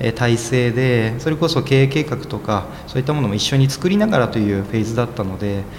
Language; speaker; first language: Japanese; native; Japanese